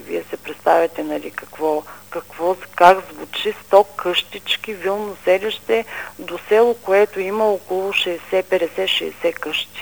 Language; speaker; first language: Bulgarian; native; Bulgarian